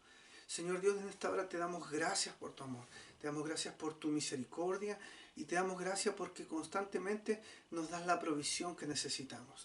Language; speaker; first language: Spanish; native; Spanish